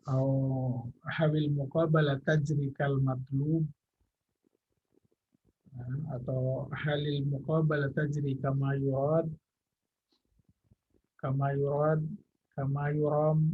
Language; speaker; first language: Arabic; non-native, fluent; Indonesian